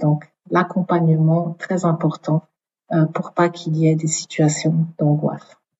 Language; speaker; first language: French; native; French